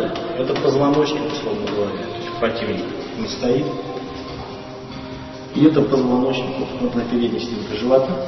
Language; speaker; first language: Russian; native; Russian